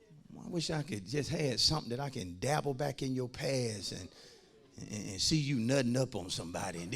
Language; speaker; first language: English; native; English